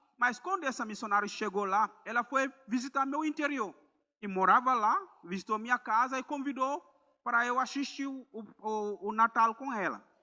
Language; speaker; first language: Portuguese; non-native, fluent; Mandingo